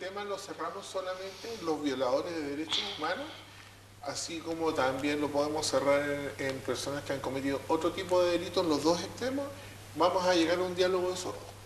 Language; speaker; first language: Spanish; native; Spanish